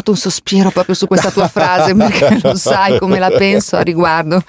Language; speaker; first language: Italian; native; Italian